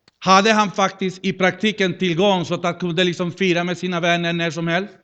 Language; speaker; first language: Swedish; non-native, fluent; Spanish